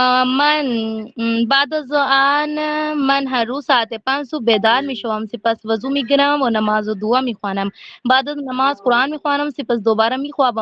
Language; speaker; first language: Persian; non-native, learner; Urdu